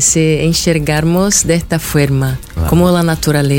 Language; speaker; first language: Spanish; non-native, fluent; Portuguese